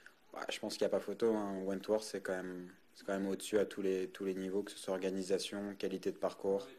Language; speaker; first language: French; native; French